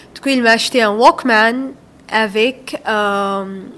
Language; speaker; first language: French; non-native, fluent; Arabic